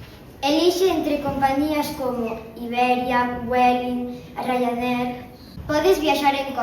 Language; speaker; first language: Galician; non-native, local second language; Spanish